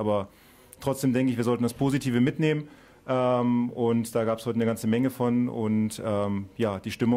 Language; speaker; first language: German; native; German